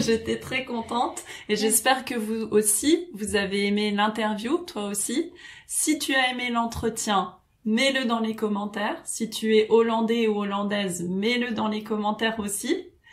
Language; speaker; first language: French; native; French